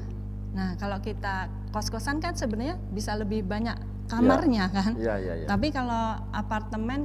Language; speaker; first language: Indonesian; native; Indonesian